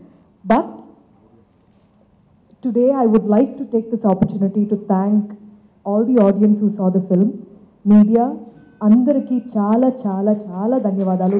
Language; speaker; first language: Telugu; non-native, local second language; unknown